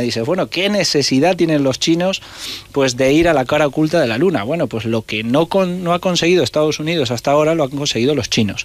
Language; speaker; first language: Spanish; native; Spanish